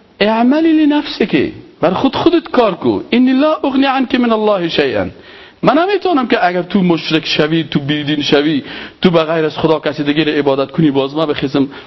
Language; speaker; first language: Persian; native; Persian